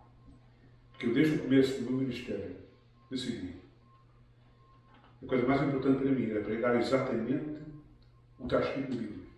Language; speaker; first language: Portuguese; native; Portuguese